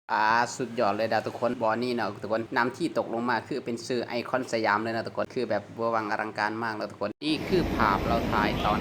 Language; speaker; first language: Thai; non-native, local second language; Lao